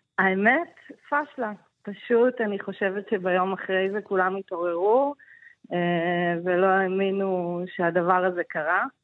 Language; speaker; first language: Hebrew; native; Hebrew